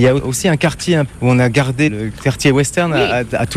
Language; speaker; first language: French; native; French